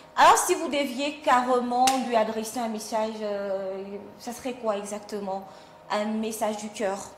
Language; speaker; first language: French; non-native, local second language; Swahili